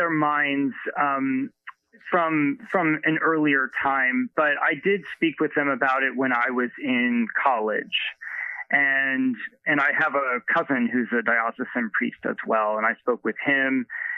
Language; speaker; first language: English; native; English